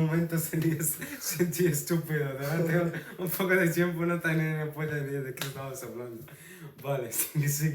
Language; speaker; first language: Spanish; non-native, fluent; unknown